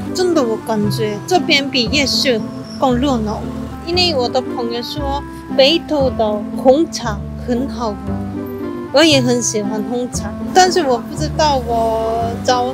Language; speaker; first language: Chinese; non-native, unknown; Korean